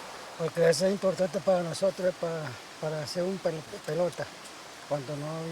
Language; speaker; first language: Spanish; non-native, local second language; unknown